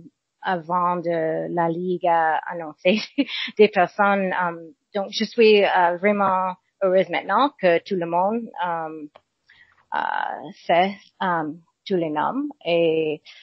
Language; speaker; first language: French; non-native, learner; English